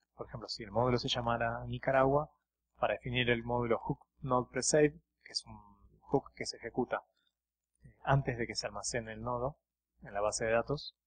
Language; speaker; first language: Spanish; native; Spanish